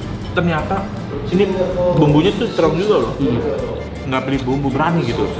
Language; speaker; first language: Indonesian; native; Indonesian